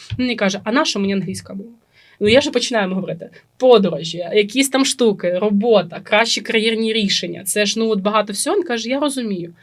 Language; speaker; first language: Ukrainian; native; Ukrainian